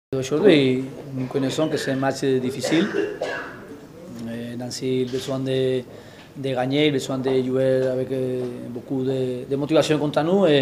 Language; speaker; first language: French; non-native, learner; Spanish